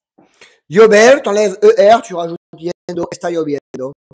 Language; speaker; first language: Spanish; non-native, fluent; French